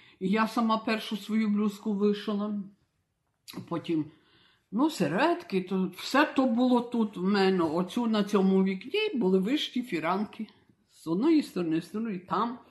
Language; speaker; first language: Ukrainian; early bilingual, heritage; Ukrainian